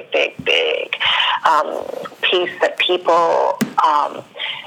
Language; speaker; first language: English; non-native, fluent; Spanish